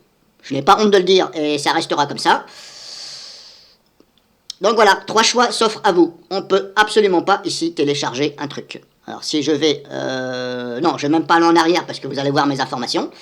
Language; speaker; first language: French; native; French